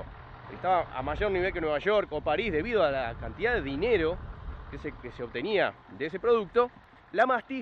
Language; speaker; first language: Spanish; native; Spanish